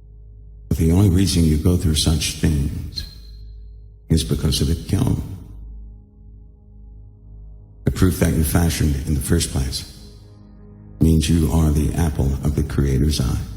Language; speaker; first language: English; native; English